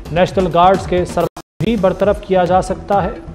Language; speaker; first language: Urdu; native; Urdu